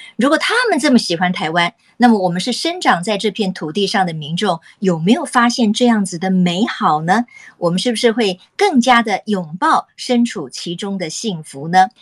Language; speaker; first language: Chinese; native; Chinese